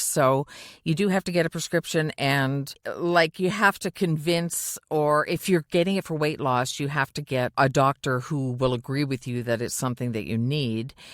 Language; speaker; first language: English; native; English